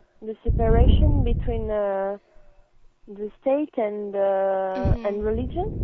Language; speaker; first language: English; non-native, learner; French